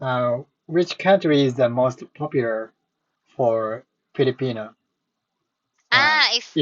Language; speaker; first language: English; non-native, learner; Japanese